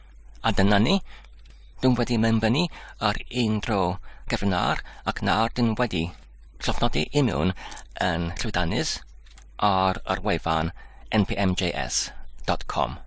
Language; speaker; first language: Welsh; non-native, fluent; English